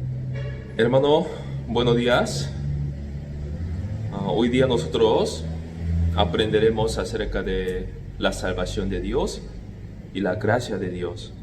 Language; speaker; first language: Spanish; non-native, fluent; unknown